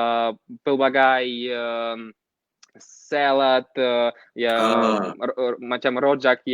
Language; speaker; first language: Indonesian; non-native, fluent; Russian